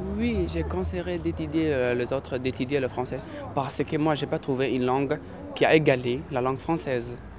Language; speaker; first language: French; non-native, local second language; Somali